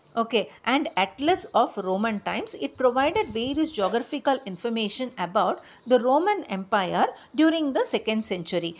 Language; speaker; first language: English; non-native, local second language; Tamil